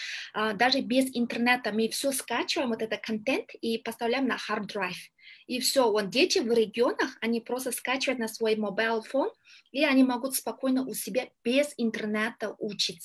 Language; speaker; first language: Russian; non-native, learner; Kyrgyz